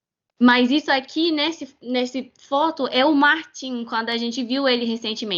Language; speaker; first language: Portuguese; non-native, fluent; English